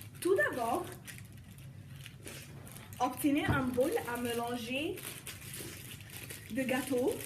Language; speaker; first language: French; non-native, learner; English